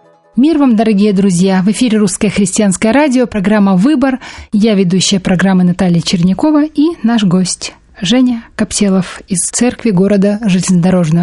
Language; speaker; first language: Russian; native; Russian